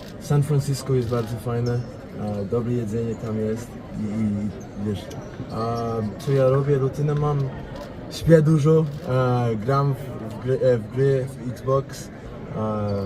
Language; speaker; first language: Polish; early bilingual, heritage; English